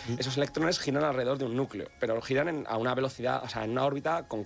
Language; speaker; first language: Spanish; native; Spanish